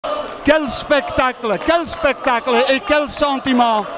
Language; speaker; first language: French; non-native, local second language; Dutch